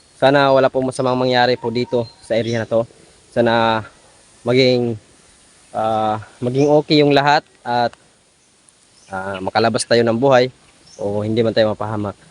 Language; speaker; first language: Filipino; non-native, local second language; Cebuano